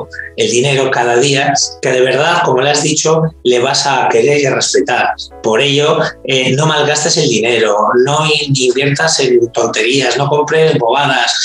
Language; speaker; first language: Spanish; native; Spanish